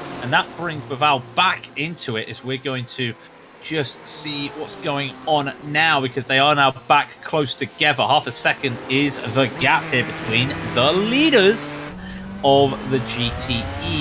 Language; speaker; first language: English; native; English